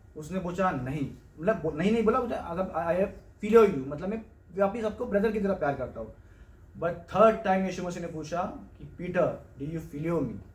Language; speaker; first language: Hindi; non-native, local second language; Marathi